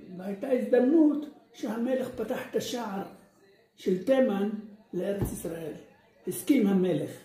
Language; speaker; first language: Hebrew; early bilingual, other home language; Arabic